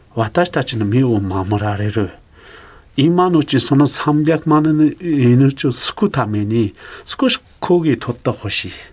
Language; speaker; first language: Japanese; non-native, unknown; Uyghur